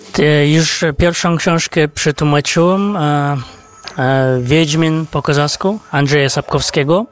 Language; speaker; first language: Polish; non-native, fluent; Kazakh